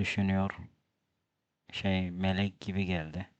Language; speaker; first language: Turkish; non-native, fluent; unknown